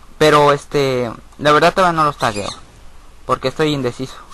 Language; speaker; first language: Spanish; native; Spanish